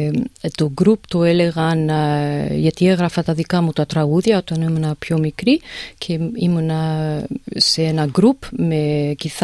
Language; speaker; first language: Greek; early bilingual, heritage; English